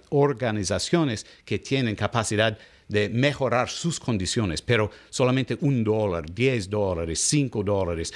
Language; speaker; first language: Spanish; non-native, learner; English